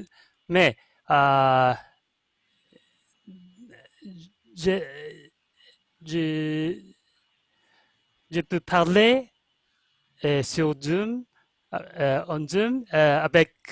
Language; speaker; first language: French; non-native, learner; Russian